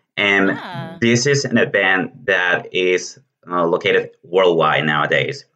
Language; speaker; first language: English; non-native, fluent; Spanish